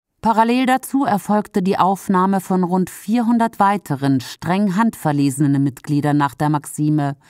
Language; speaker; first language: German; native; German